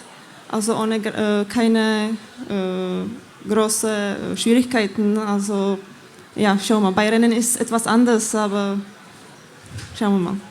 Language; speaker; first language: German; non-native, fluent; Czech